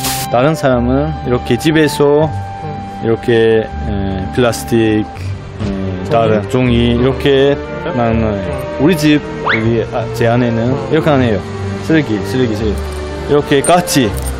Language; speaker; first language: Korean; non-native, learner; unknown